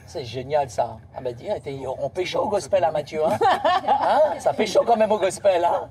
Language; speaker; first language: French; native; French